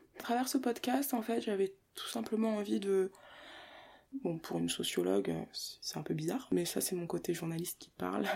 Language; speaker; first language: French; early bilingual, other home language; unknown